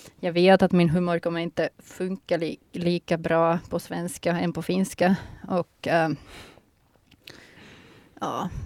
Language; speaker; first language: Swedish; non-native, local second language; Finnish